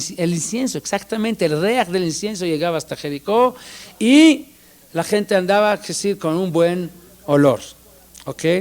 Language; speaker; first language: Spanish; non-native, fluent; Hebrew